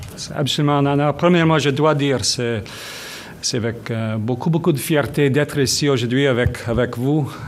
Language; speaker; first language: French; non-native, fluent; English